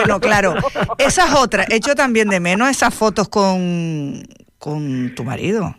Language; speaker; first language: Spanish; native; Spanish